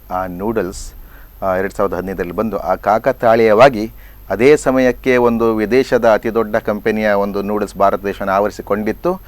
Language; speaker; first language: Kannada; native; Kannada